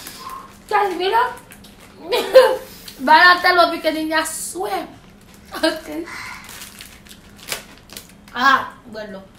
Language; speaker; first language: Spanish; non-native, learner; Haitian Creole